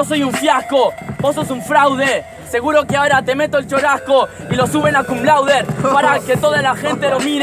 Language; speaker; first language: Spanish; native; Spanish